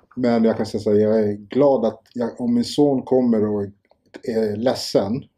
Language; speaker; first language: Swedish; early bilingual, other home language; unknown